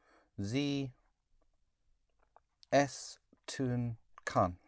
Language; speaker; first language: German; non-native, learner; English